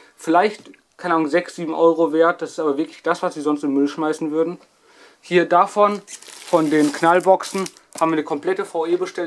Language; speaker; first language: German; native; German